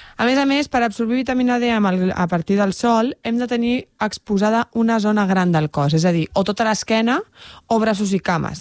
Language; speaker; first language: Catalan; non-native, local second language; Spanish